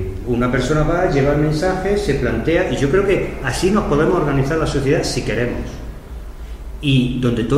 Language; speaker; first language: Spanish; native; Spanish